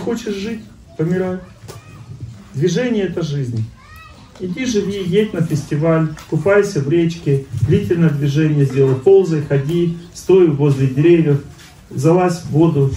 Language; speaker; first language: Russian; native; Russian